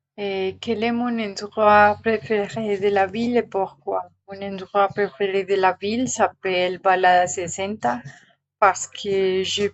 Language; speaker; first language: French; non-native, learner; Spanish